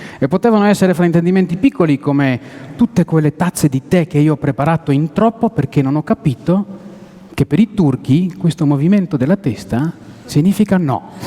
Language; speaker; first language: Italian; non-native, fluent; Hebrew